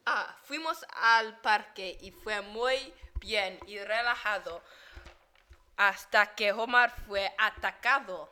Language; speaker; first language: Spanish; non-native, learner; English